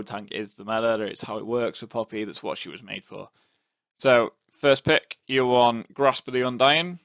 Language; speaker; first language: English; native; English